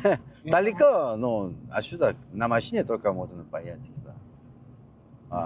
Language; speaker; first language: Russian; non-native, learner; Korean